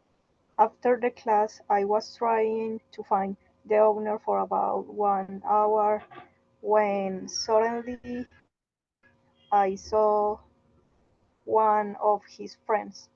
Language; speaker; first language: English; non-native, learner; Spanish